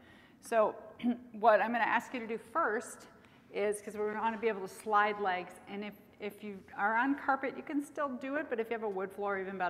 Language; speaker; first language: English; native; English